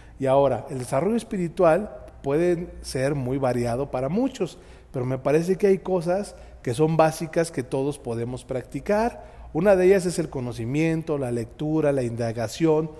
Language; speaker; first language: Spanish; native; Spanish